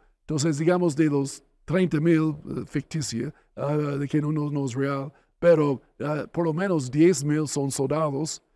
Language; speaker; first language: Spanish; non-native, fluent; English